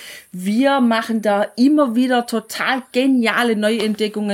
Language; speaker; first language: German; native; German